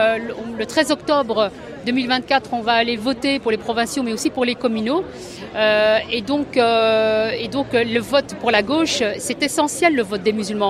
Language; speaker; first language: French; native; French